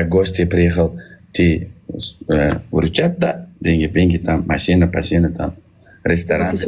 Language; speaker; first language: Russian; non-native, learner; Uzbek